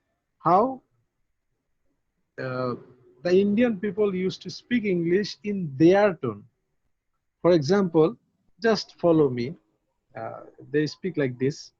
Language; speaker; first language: English; non-native, learner; Bangla